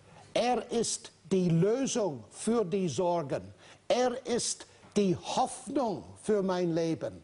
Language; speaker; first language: German; non-native, fluent; English